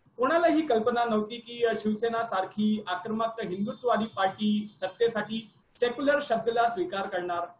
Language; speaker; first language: Marathi; non-native, local second language; Hindi